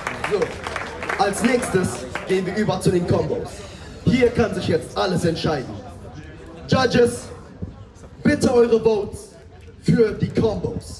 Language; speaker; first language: German; native; German